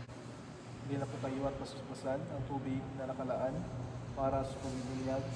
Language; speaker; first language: Filipino; native; Filipino